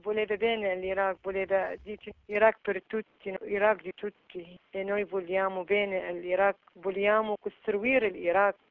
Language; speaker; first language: Italian; non-native, fluent; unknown